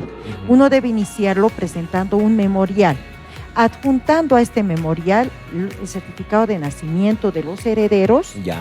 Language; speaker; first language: Spanish; native; Spanish